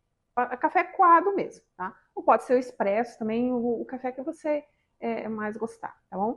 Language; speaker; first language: Portuguese; native; Portuguese